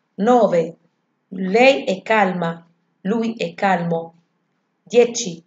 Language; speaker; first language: Italian; non-native, learner; Arabic